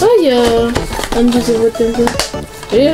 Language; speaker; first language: French; native; French